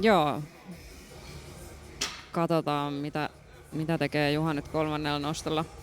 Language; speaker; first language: Finnish; native; Finnish